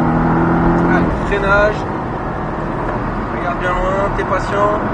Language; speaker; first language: French; native; French